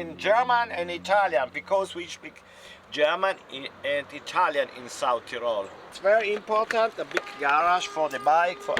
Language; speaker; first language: English; non-native, learner; German